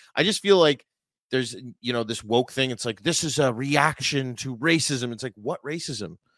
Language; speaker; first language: English; native; English